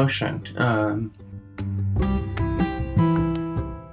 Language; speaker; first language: English; early bilingual, other home language; French